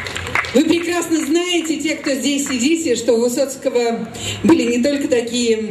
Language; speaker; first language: Russian; native; Russian